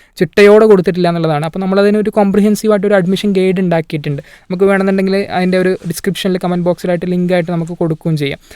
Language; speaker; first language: Malayalam; native; Malayalam